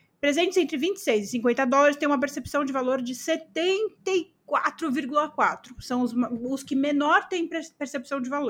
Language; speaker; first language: Portuguese; native; Portuguese